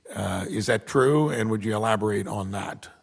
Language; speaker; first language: English; native; English